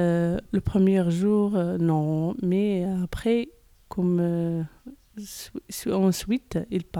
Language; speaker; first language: French; non-native, learner; Arabic